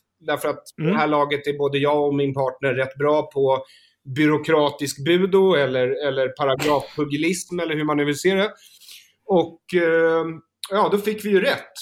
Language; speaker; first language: Swedish; native; Swedish